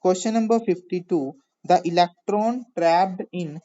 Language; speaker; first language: English; non-native, local second language; Punjabi